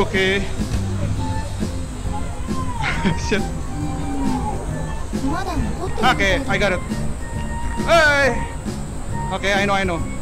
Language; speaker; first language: English; non-native, fluent; Indonesian